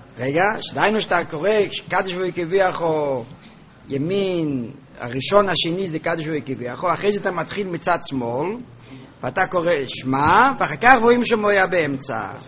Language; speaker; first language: Hebrew; native; Hebrew